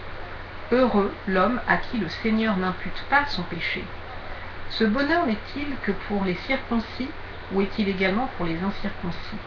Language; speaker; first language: French; native; French